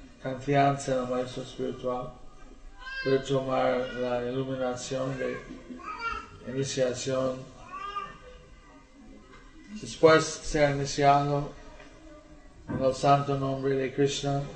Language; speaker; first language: Spanish; non-native, learner; English